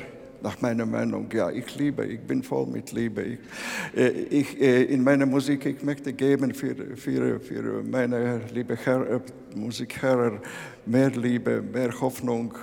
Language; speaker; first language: German; non-native, fluent; Latvian